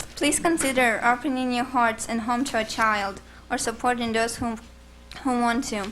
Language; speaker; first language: English; early bilingual, other home language; Russian